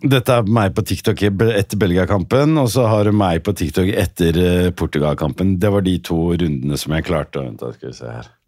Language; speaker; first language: Norwegian; early bilingual, other home language; Riffian